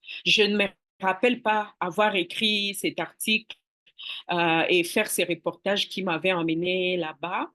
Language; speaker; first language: French; non-native, local second language; Swahili